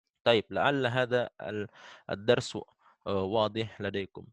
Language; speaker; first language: Arabic; non-native, fluent; Indonesian